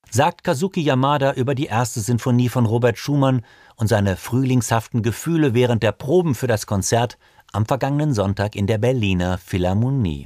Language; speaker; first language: German; native; German